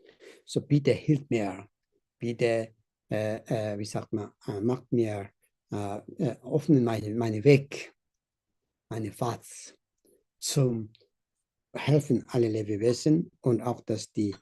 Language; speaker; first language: German; non-native, learner; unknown